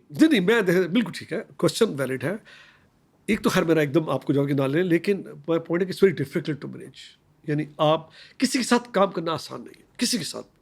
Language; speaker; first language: Urdu; native; Urdu